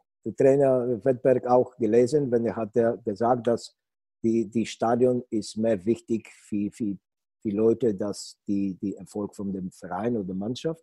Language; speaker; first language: German; non-native, learner; Polish